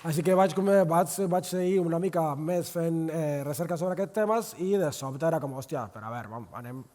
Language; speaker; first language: Catalan; non-native, local second language; Spanish